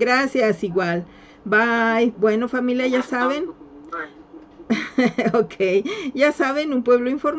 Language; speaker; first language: Spanish; native; Spanish